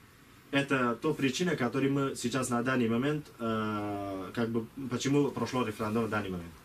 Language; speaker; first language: Russian; non-native, learner; Kurdish